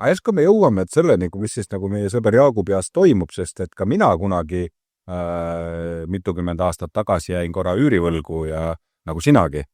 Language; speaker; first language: Estonian; native; Estonian